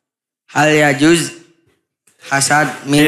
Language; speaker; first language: Arabic; non-native, learner; Indonesian